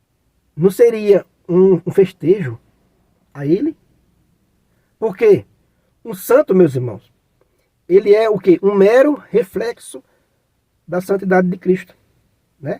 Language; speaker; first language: Portuguese; native; Portuguese